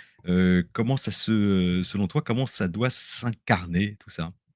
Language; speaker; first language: French; native; French